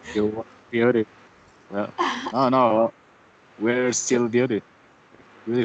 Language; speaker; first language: English; non-native, learner; Spanish